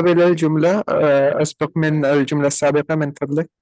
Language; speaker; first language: Arabic; non-native, learner; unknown